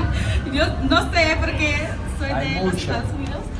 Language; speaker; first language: Spanish; non-native, learner; English